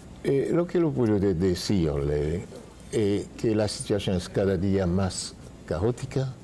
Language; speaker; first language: Spanish; non-native, fluent; Haitian Creole